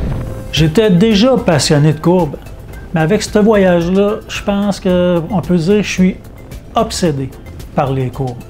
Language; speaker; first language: French; native; French